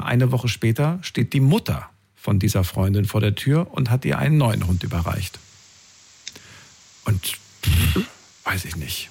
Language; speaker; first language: German; native; German